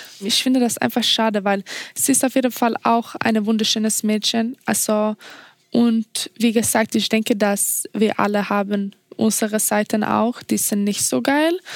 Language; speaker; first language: German; non-native, fluent; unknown